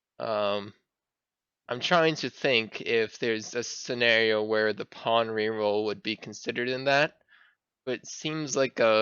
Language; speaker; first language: English; native; English